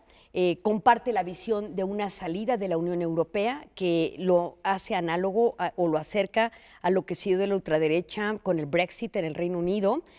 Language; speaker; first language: Spanish; native; Spanish